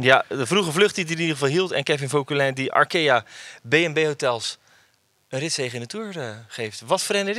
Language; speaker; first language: Dutch; native; Dutch